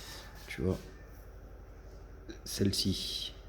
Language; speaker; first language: French; native; French